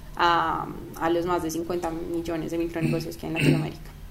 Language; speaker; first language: Spanish; native; Spanish